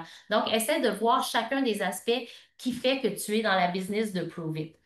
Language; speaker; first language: French; native; French